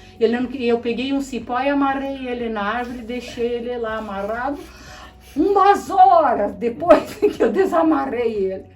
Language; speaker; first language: Portuguese; early bilingual, other home language; Polish